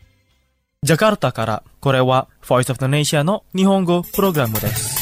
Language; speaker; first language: Japanese; non-native, fluent; Indonesian